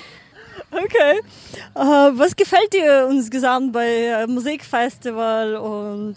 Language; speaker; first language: German; non-native, learner; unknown